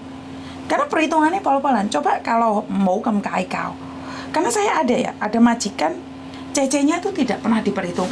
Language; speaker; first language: Indonesian; non-native, local second language; Javanese